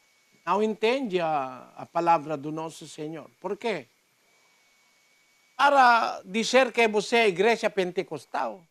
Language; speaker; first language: Portuguese; non-native, learner; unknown